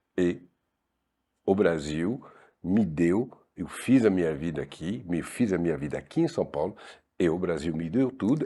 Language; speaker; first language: Portuguese; non-native, fluent; French